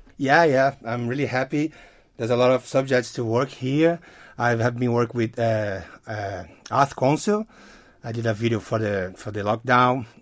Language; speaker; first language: English; non-native, fluent; Portuguese